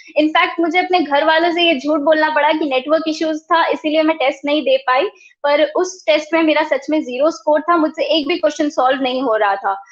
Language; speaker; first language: Hindi; native; Hindi